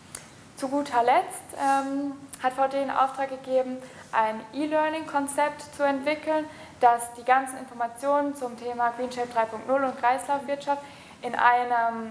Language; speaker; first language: German; native; German